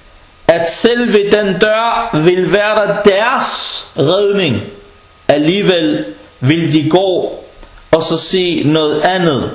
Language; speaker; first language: Danish; non-native, fluent; Arabic